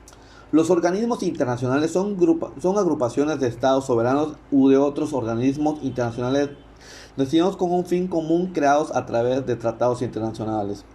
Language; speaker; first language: Spanish; native; Spanish